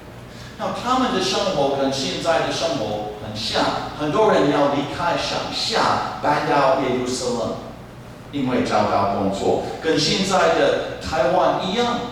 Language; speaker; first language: Chinese; non-native, fluent; English